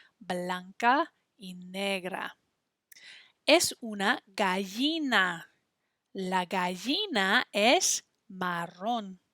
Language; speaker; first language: Spanish; non-native, fluent; English